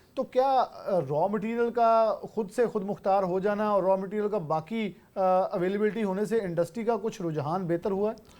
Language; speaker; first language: Urdu; non-native, local second language; Punjabi